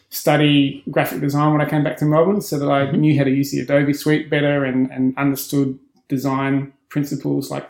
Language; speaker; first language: English; native; English